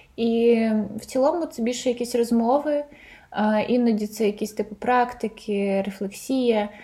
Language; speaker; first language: Ukrainian; non-native, local second language; Russian